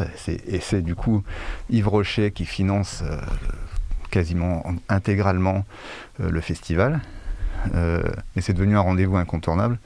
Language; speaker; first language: French; native; French